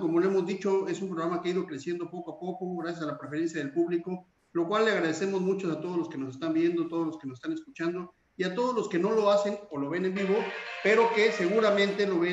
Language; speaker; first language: Spanish; native; Spanish